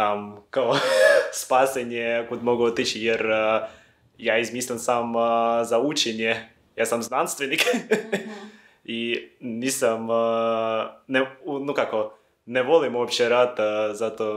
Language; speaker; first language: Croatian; non-native, learner; Ukrainian